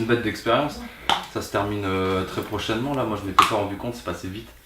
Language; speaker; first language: French; native; French